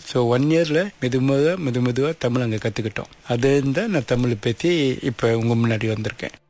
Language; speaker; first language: Tamil; non-native, local second language; Malay